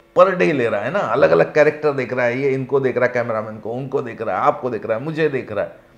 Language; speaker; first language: Hindi; native; Hindi